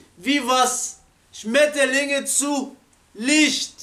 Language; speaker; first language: German; non-native, learner; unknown